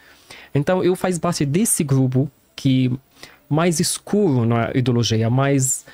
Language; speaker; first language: Portuguese; non-native, learner; Arabic